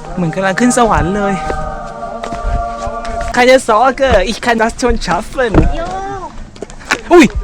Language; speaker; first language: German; non-native, fluent; Thai